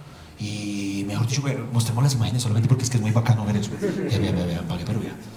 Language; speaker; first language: Spanish; native; Spanish